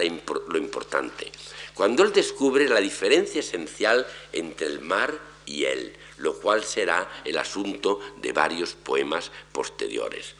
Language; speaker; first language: Spanish; native; Spanish